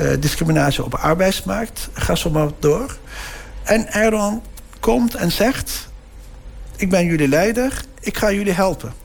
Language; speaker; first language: Dutch; early bilingual, other home language; Turkish